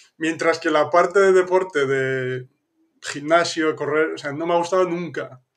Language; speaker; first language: Spanish; native; Spanish